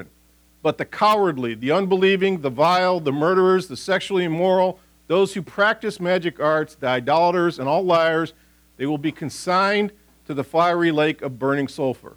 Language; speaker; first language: English; native; English